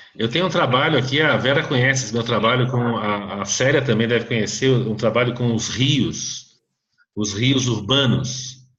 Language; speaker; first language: Portuguese; native; Portuguese